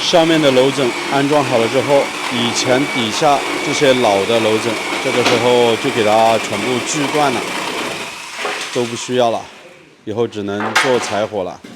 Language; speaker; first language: Chinese; native; Chinese